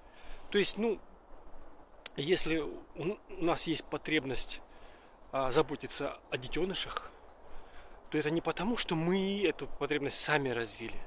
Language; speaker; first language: Russian; native; Russian